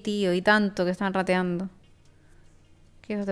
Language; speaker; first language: Spanish; native; Spanish